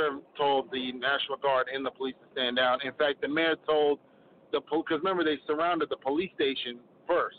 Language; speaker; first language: English; native; English